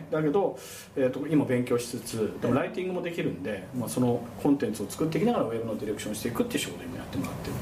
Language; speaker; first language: Japanese; native; Japanese